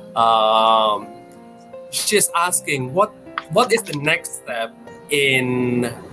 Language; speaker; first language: English; non-native, fluent; Indonesian